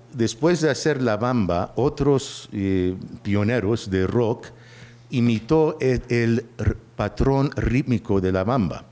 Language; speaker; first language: Spanish; early bilingual, heritage; Spanish